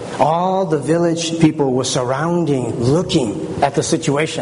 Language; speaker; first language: English; early bilingual, other home language; Chinese